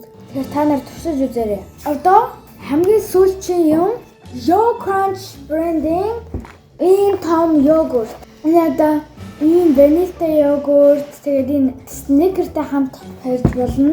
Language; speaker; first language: Mongolian; early bilingual, heritage; Mongolian